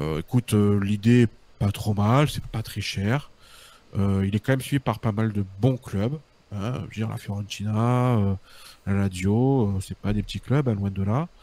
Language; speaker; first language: French; native; French